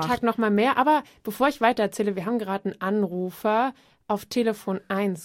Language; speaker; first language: German; native; German